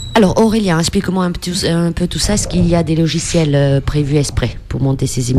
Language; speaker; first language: French; native; French